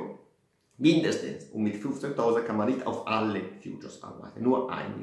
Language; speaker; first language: German; non-native, fluent; Italian